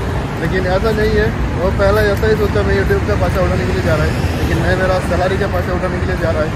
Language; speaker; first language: Hindi; non-native, learner; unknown